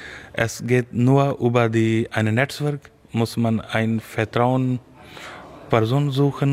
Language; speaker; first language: German; non-native, learner; Urdu